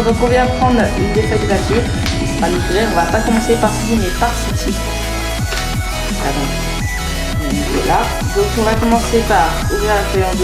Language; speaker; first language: French; native; French